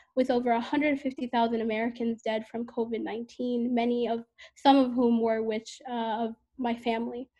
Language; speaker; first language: English; native; English